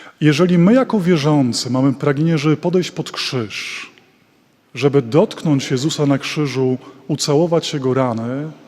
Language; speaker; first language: Polish; native; Polish